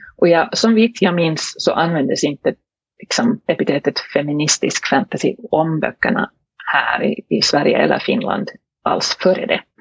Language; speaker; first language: Swedish; native; Swedish